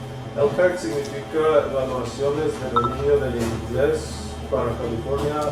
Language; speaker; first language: Spanish; early bilingual, heritage; Spanish